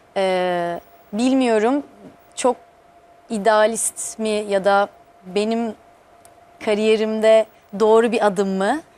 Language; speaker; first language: Turkish; native; Turkish